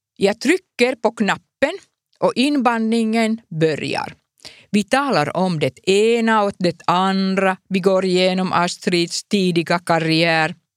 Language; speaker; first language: Swedish; non-native, local second language; Finnish